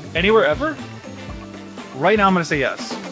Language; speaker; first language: English; native; English